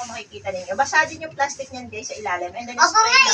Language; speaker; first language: Filipino; native; Filipino